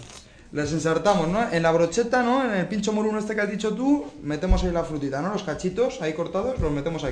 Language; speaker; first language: Spanish; native; Spanish